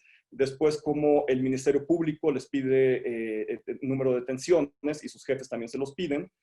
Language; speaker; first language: Spanish; native; Spanish